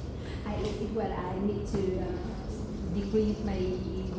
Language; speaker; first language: English; non-native, learner; Vietnamese